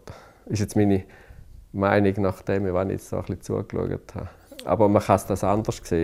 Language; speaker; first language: German; native; German